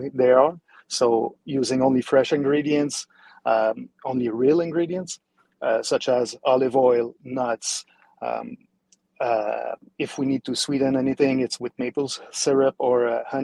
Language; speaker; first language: English; non-native, fluent; French